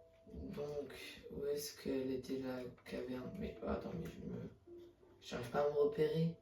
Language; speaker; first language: French; native; French